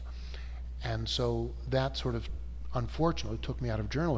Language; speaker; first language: English; native; English